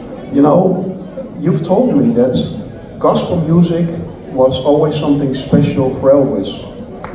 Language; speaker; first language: English; non-native, fluent; Dutch